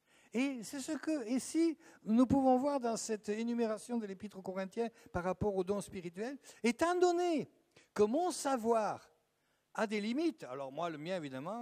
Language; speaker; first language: French; native; French